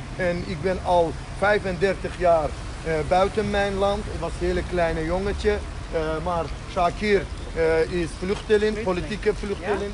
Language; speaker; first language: Dutch; non-native, fluent; Azerbaijani